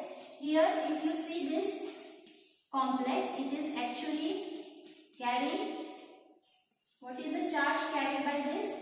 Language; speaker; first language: English; non-native, local second language; Marathi